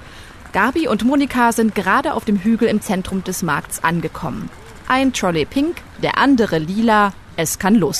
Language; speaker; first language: German; native; German